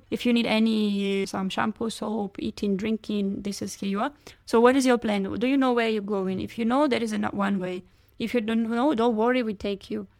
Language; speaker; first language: English; non-native, fluent; Ukrainian